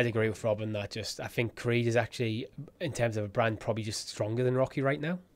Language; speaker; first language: English; native; English